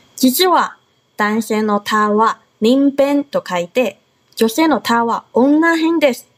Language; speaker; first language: Japanese; non-native, fluent; Chinese